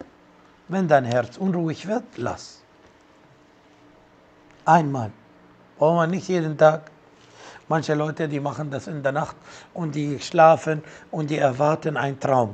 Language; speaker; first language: German; non-native, fluent; Arabic